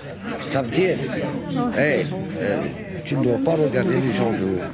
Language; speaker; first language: French; non-native, learner; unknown